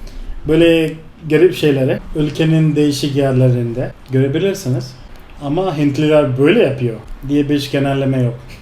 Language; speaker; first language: Turkish; non-native, fluent; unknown